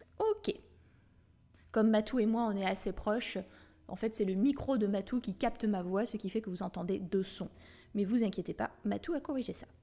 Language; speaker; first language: French; native; French